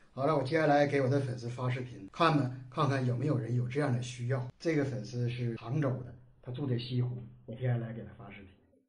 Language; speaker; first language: Chinese; native; Chinese